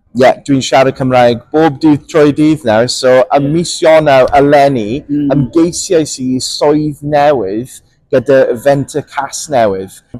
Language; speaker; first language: Welsh; non-native, local second language; English